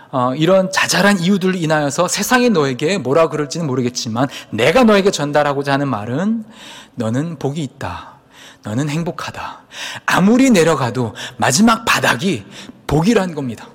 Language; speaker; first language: Korean; native; Korean